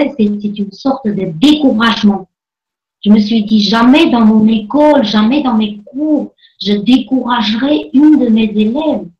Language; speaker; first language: French; non-native, fluent; Armenian